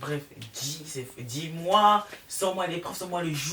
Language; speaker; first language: French; native; French